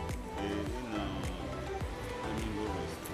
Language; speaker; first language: Portuguese; non-native, learner; Haitian Creole